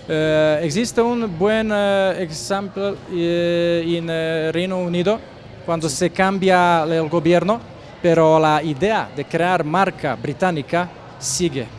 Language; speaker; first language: Spanish; non-native, fluent; Croatian